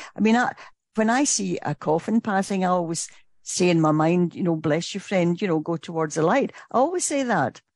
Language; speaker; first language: English; native; English